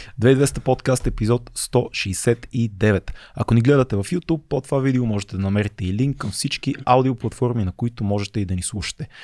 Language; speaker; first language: Bulgarian; native; Bulgarian